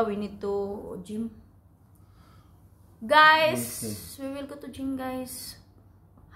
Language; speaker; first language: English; non-native, learner; Filipino